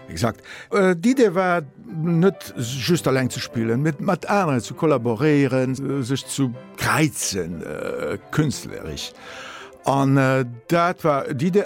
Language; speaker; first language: German; non-native, local second language; Luxembourgish